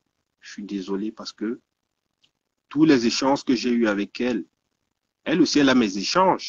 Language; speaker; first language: French; native; French